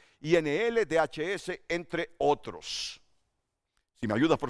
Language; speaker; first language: Spanish; native; Spanish